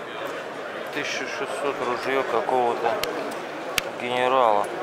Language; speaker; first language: Russian; native; Russian